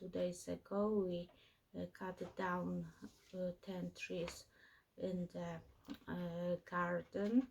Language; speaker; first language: English; non-native, learner; Polish